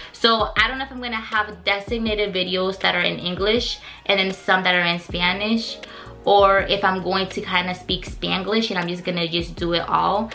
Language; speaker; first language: English; early bilingual, other home language; Spanish